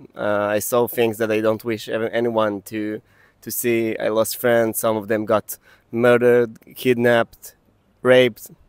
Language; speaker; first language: English; non-native, fluent; Hebrew